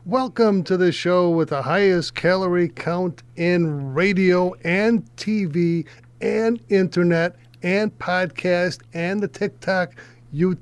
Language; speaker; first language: English; native; English